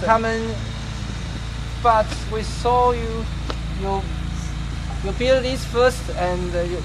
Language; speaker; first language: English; non-native, learner; Chinese